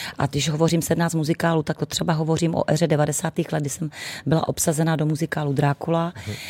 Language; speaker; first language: Czech; native; Czech